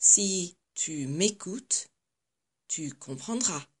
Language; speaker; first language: French; non-native, fluent; English